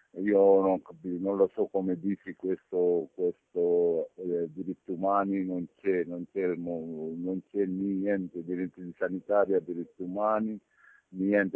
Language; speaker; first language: Italian; non-native, learner; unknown